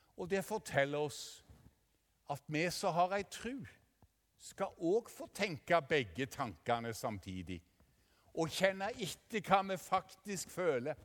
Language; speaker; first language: Norwegian; native; Norwegian